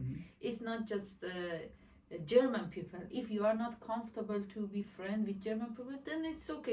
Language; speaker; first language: English; non-native, learner; Persian